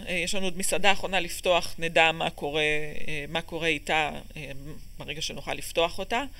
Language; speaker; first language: Hebrew; native; Hebrew